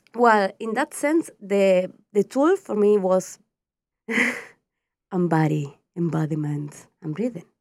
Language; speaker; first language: English; non-native, fluent; Spanish